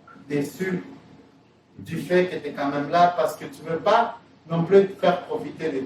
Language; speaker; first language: French; native; French